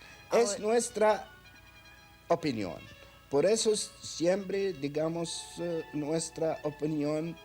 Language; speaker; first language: Spanish; non-native, fluent; Arabic